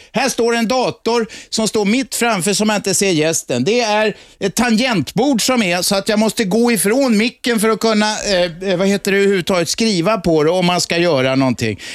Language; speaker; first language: Swedish; native; Swedish